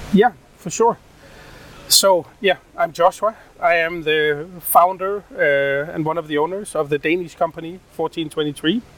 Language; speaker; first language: English; non-native, fluent; Danish